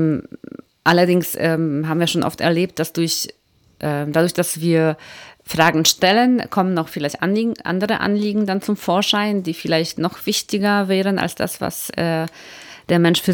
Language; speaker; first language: German; native; German